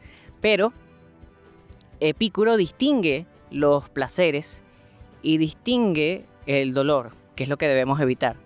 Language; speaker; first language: Spanish; native; Spanish